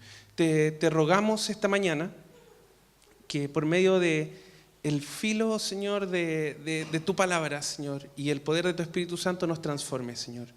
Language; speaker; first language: Spanish; native; Spanish